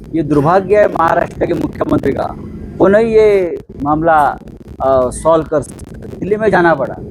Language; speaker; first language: Hindi; non-native, local second language; Marathi